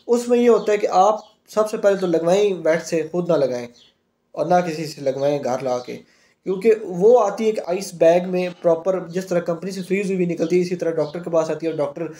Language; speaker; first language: Urdu; non-native, local second language; Punjabi